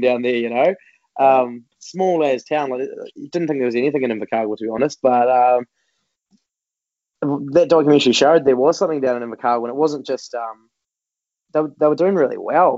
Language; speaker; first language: English; native; English